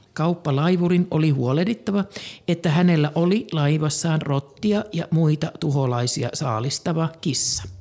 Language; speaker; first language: Finnish; native; Finnish